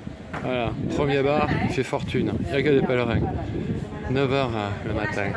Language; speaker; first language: French; native; French